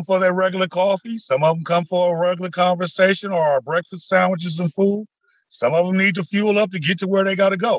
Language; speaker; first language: English; native; English